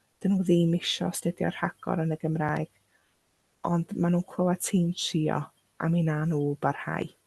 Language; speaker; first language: Welsh; non-native, local second language; English